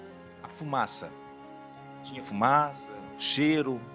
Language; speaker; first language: Portuguese; native; Portuguese